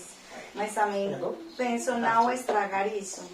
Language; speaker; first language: Portuguese; non-native, fluent; Spanish